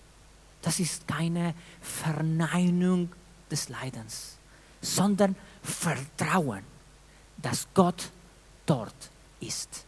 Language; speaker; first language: German; non-native, fluent; Spanish